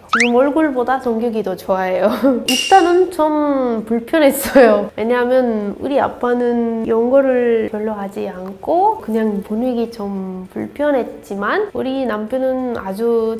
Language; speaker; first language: Korean; non-native, learner; Spanish